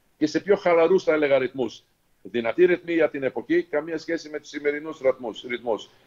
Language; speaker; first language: Greek; non-native, fluent; Serbian